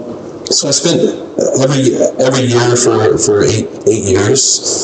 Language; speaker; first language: English; non-native, fluent; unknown